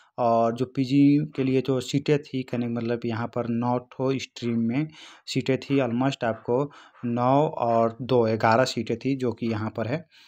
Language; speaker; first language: Hindi; non-native, local second language; Bhojpuri